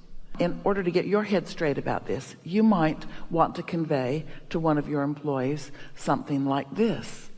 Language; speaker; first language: English; native; English